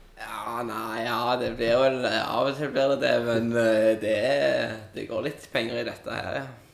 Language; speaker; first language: Norwegian; native; Norwegian